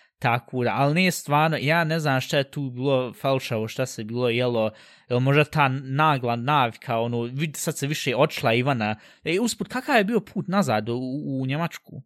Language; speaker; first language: Bosnian; early bilingual, heritage; Bosnian